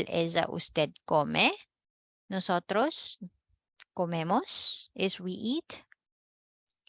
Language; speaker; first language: Spanish; non-native, fluent; Filipino